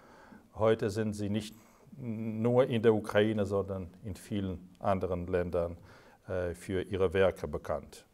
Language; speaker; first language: German; non-native, fluent; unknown